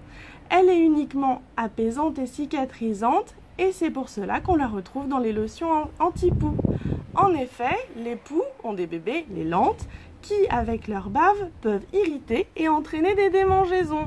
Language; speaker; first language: French; native; French